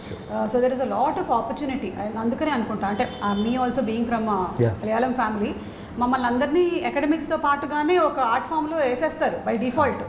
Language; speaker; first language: Telugu; native; Telugu